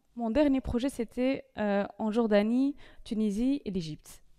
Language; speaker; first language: French; non-native, local second language; Arabic